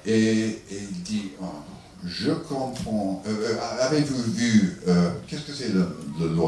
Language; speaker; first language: French; non-native, learner; English